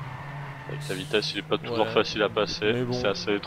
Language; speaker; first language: French; native; French